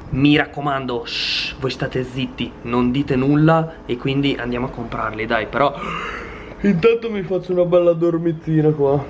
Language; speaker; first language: Italian; native; Italian